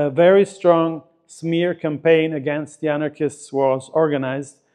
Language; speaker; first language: English; non-native, fluent; Italian